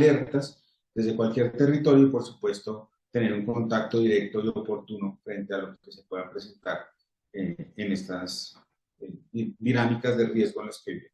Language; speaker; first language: Spanish; native; Spanish